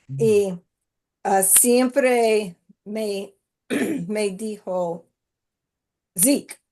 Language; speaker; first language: Spanish; non-native, learner; English